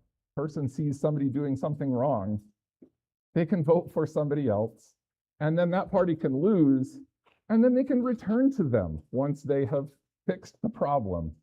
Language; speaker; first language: English; native; English